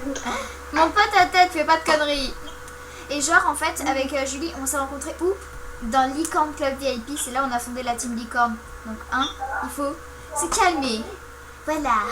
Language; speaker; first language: French; native; French